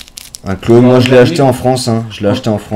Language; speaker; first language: French; native; French